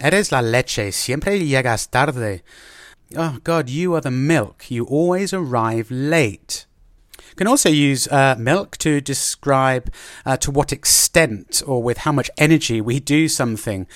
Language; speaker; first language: English; native; English